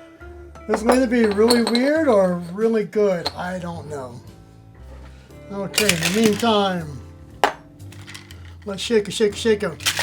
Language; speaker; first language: English; native; English